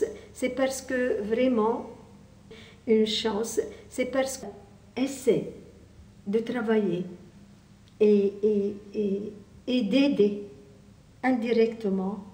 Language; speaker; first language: French; non-native, local second language; Arabic